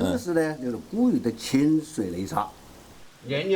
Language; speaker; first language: Chinese; native; Chinese